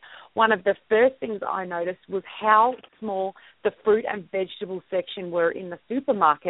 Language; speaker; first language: English; native; English